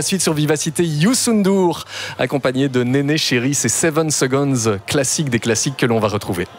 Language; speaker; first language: French; native; French